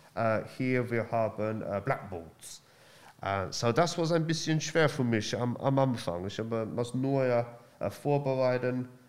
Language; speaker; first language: German; non-native, learner; English